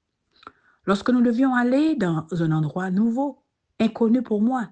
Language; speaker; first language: French; non-native, local second language; Haitian Creole